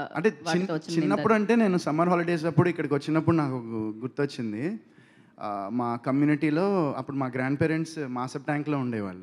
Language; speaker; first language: Telugu; native; Telugu